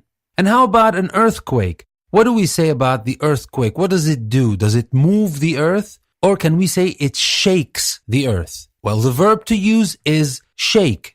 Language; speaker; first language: English; non-native, fluent; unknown